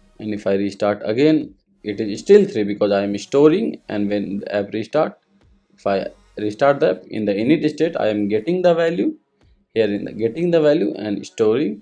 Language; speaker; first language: English; non-native, local second language; Hindi